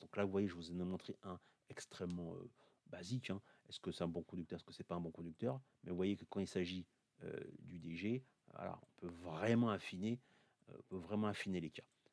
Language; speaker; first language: French; native; French